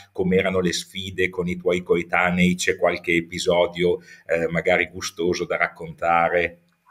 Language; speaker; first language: Italian; native; Italian